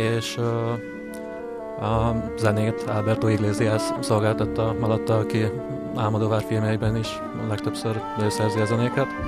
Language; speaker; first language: Hungarian; native; Hungarian